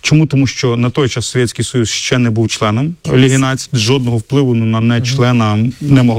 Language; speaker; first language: Ukrainian; native; Ukrainian